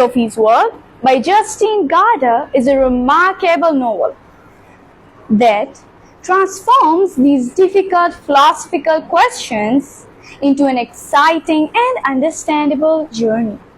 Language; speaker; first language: English; non-native, local second language; Baluchi